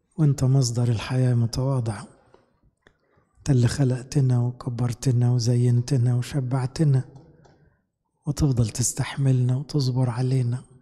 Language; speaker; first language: Arabic; native; Arabic